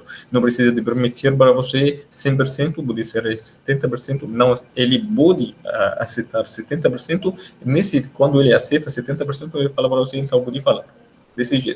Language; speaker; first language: Portuguese; non-native, learner; Arabic